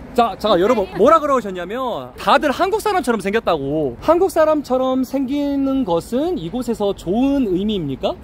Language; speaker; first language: Korean; native; Korean